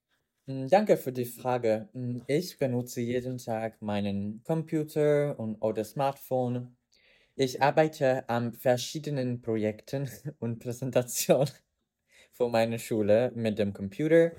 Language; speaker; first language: German; non-native, learner; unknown